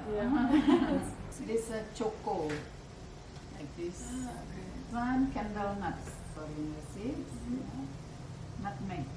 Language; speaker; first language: English; non-native, learner; Balinese